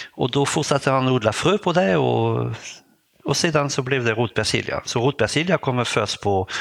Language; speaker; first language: Swedish; non-native, fluent; French